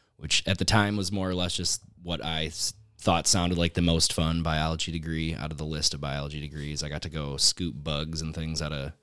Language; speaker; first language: English; native; English